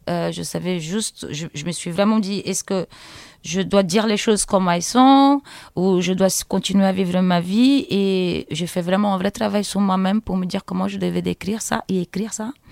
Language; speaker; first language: French; non-native, fluent; Portuguese